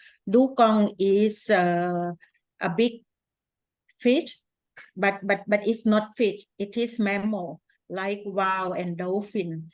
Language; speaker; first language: English; non-native, fluent; Thai